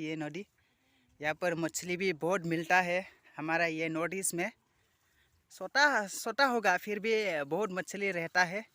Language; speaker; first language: Hindi; non-native, local second language; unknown